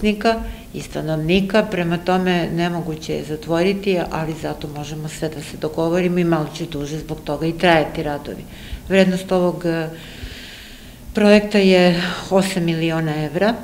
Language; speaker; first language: Serbian; native; Serbian